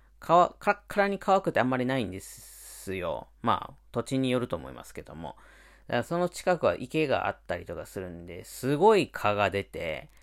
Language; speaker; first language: Japanese; native; Japanese